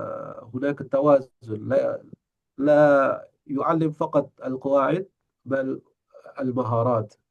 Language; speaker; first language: Arabic; non-native, fluent; Indonesian